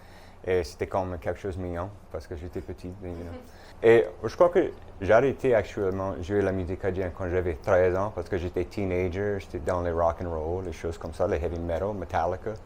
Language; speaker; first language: French; non-native, local second language; English